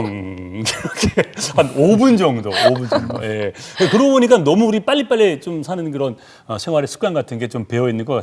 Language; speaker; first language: Korean; native; Korean